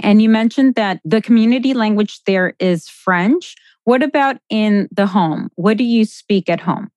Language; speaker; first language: English; early bilingual, other home language; Spanish